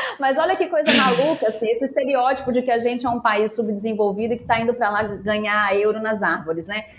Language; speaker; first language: Portuguese; native; Portuguese